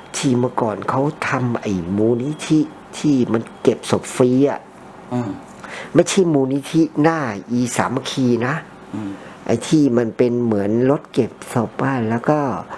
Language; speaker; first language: Thai; native; Thai